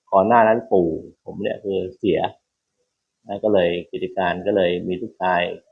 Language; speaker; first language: Thai; native; Thai